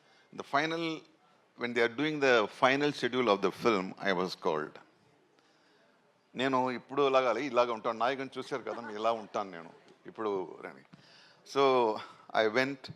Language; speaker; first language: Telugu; non-native, local second language; Tamil